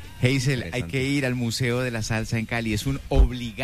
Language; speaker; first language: Spanish; native; Spanish